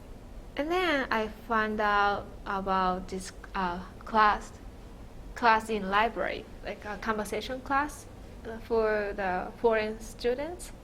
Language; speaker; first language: English; non-native, fluent; Japanese